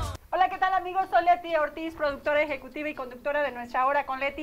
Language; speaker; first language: Spanish; native; Spanish